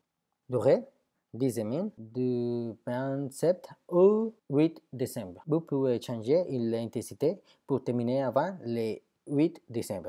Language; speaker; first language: French; non-native, fluent; Spanish